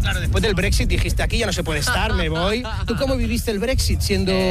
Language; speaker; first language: Spanish; native; Spanish